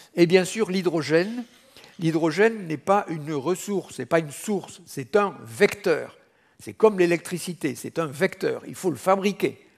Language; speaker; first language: French; native; French